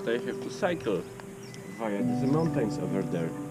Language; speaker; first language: English; non-native, learner; Polish